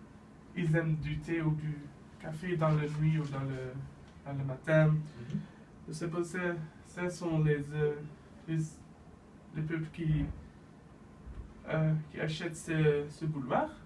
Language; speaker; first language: French; non-native, learner; Dutch